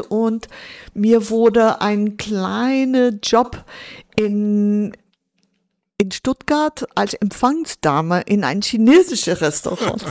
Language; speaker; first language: German; non-native, fluent; Portuguese